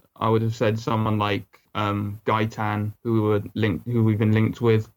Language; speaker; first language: English; native; English